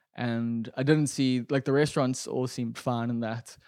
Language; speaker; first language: English; native; English